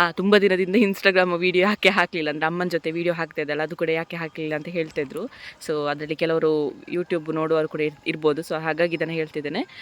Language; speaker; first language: Kannada; non-native, local second language; Tulu